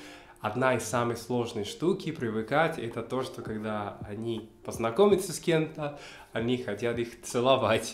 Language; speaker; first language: Russian; non-native, fluent; Spanish